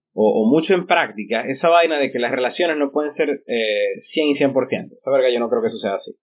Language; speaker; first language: Spanish; native; Spanish